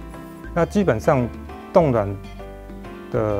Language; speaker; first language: Chinese; native; Chinese